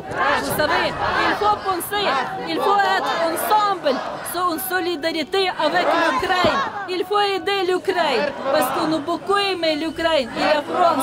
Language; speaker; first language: French; non-native, learner; Ukrainian